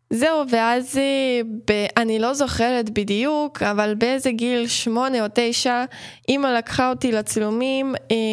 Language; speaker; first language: Hebrew; non-native, fluent; Ukrainian